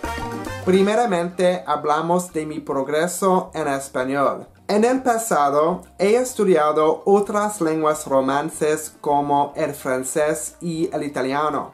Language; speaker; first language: Spanish; non-native, learner; English